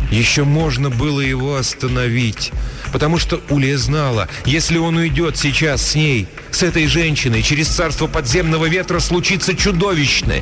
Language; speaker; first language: Russian; native; Russian